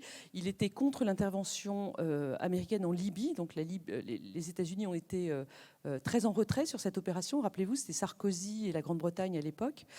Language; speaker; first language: French; native; French